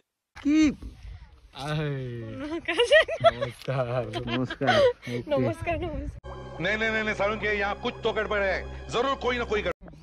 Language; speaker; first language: Hindi; non-native, local second language; Bangla